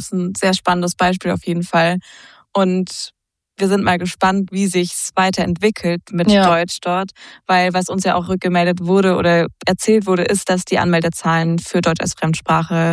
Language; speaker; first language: German; native; German